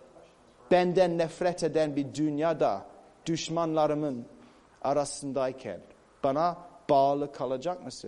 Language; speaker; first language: Turkish; non-native, fluent; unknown